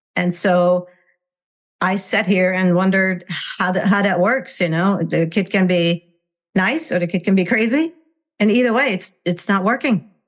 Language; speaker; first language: English; non-native, fluent; Hungarian